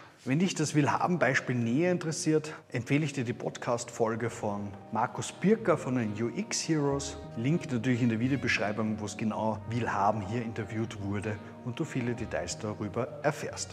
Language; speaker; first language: German; native; German